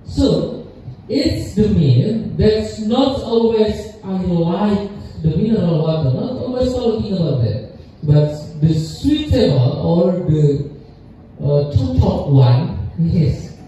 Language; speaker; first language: English; non-native, learner; Indonesian